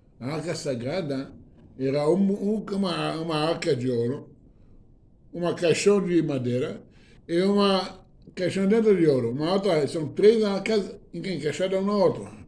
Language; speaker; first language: Portuguese; non-native, fluent; Hebrew